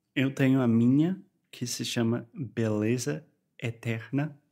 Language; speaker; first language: Portuguese; non-native, fluent; English